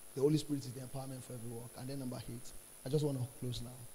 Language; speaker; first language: English; non-native, local second language; Yoruba